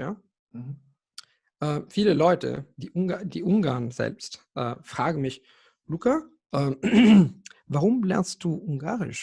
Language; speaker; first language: German; non-native, fluent; Italian